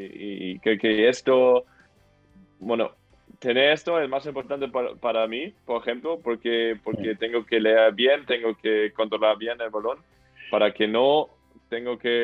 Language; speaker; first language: Spanish; non-native, fluent; German